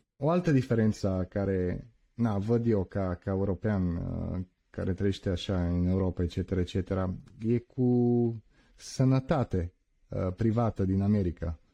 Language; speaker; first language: Romanian; early bilingual, heritage; Romanian